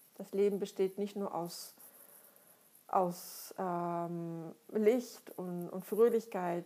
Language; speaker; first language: German; non-native, fluent; Russian